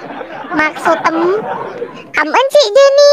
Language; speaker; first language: Vietnamese; non-native, learner; Indonesian